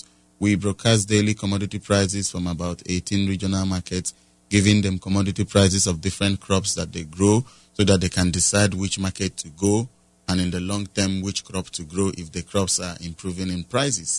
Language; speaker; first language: English; non-native, local second language; Igbo